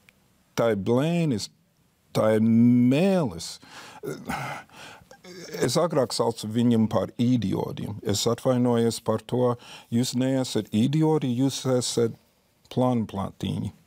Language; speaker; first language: Latvian; non-native, fluent; English